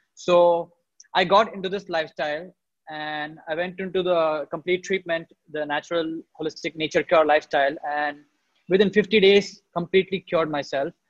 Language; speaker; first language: English; non-native, local second language; Hindi